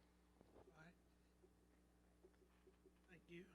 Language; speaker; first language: English; native; English